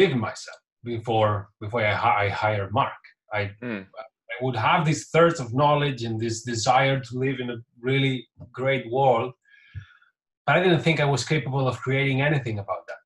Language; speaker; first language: English; non-native, fluent; Catalan